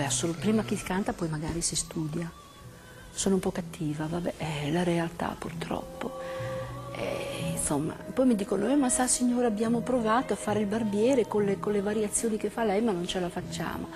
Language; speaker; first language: Italian; native; Italian